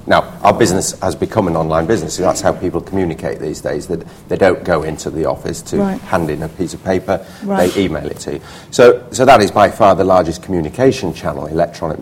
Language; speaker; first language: English; native; English